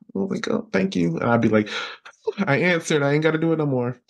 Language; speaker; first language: English; native; English